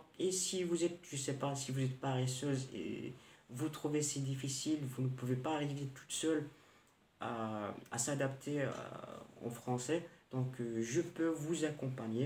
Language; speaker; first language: French; non-native, local second language; Arabic